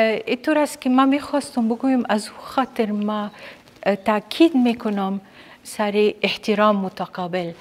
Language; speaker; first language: Persian; non-native, fluent; Arabic